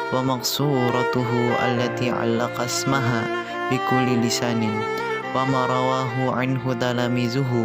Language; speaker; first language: Arabic; non-native, learner; Indonesian